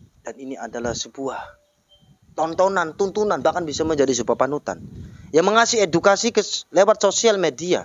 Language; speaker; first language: Indonesian; native; Indonesian